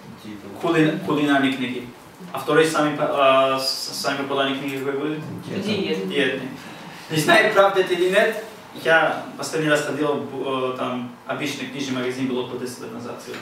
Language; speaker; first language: Russian; non-native, learner; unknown